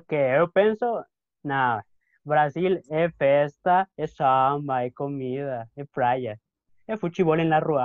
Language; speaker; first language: Portuguese; non-native, learner; Spanish